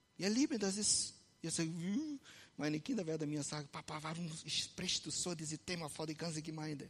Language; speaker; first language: German; non-native, fluent; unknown